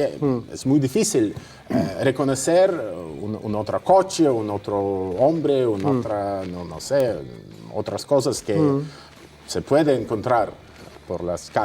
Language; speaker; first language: Spanish; non-native, fluent; Russian